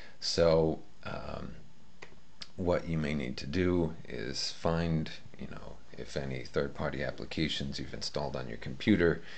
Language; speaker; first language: English; native; English